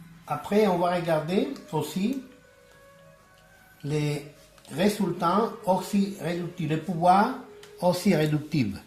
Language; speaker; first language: French; non-native, learner; Spanish